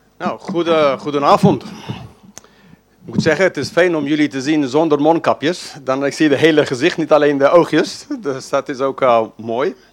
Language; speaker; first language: Dutch; non-native, fluent; English